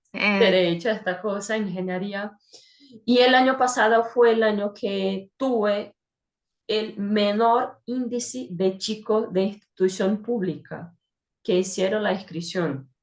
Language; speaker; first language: Spanish; non-native, fluent; Portuguese